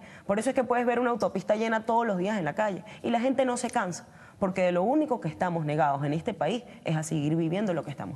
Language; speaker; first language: Spanish; native; Spanish